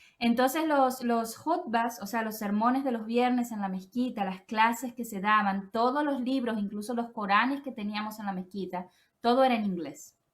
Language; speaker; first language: Spanish; native; Spanish